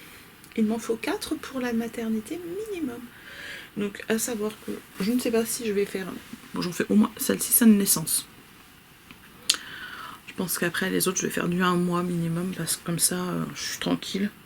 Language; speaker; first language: French; native; French